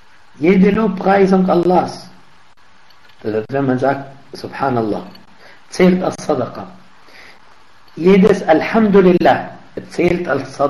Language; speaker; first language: German; non-native, fluent; Arabic